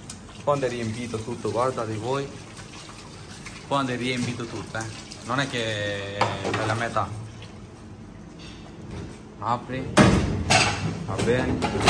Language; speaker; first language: Italian; non-native, learner; Bangla